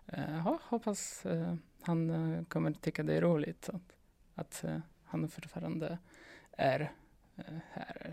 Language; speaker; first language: Swedish; non-native, fluent; Polish